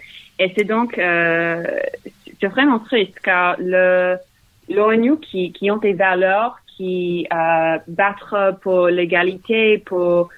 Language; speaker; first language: French; non-native, learner; English